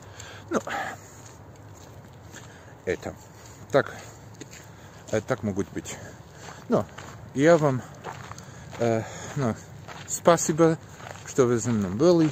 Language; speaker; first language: Russian; non-native, learner; Polish